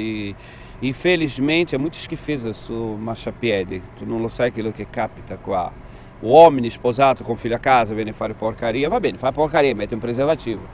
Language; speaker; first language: Italian; non-native, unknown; Portuguese